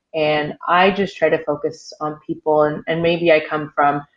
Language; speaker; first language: English; early bilingual, other home language; Haitian Creole